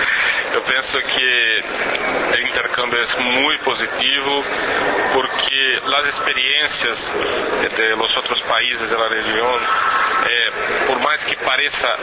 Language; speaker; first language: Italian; non-native, learner; Portuguese